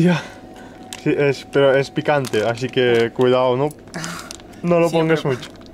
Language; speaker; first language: Spanish; native; Spanish